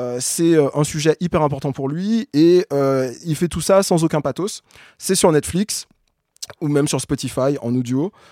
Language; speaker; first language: French; native; French